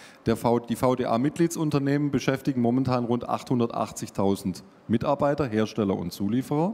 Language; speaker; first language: German; native; German